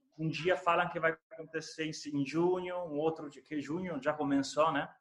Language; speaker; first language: Portuguese; non-native, fluent; Italian